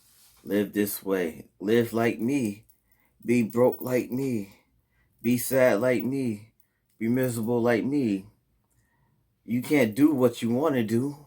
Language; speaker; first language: English; native; English